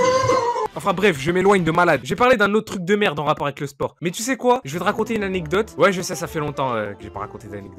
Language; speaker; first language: French; native; French